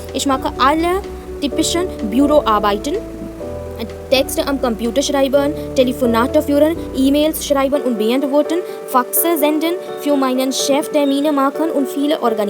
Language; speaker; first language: German; non-native, fluent; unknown